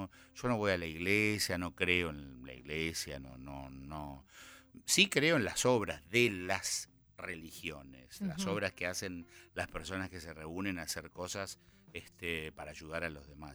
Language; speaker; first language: Spanish; native; Spanish